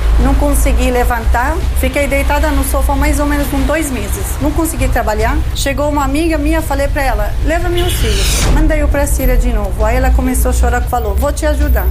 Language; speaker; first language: Portuguese; non-native, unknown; Arabic